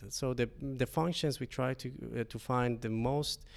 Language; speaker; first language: English; non-native, fluent; Persian